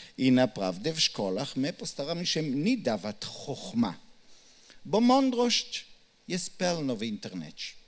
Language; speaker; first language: Polish; non-native, learner; Hebrew